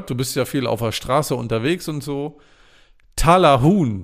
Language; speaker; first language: German; native; German